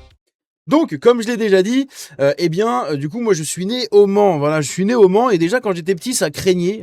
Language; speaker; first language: French; native; French